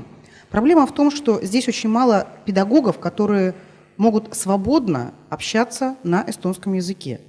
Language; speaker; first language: Russian; native; Russian